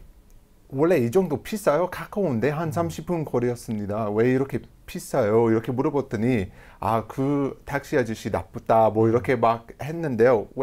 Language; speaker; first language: Korean; non-native, fluent; English